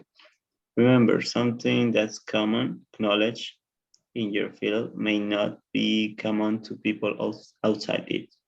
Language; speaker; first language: English; non-native, learner; Spanish